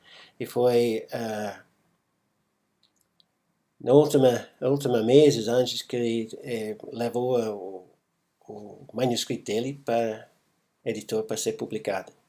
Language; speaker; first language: Portuguese; non-native, fluent; English